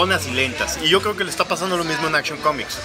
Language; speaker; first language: Spanish; native; Spanish